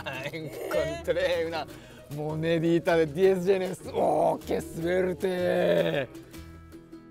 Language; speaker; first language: Spanish; non-native, fluent; Japanese